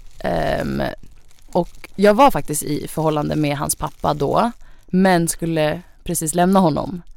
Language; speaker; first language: Swedish; early bilingual, other home language; Thai